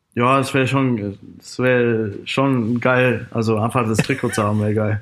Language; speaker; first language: German; non-native, fluent; English